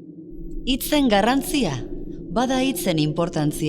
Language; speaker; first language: Basque; native; Basque